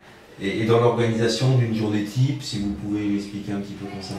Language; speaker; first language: French; native; French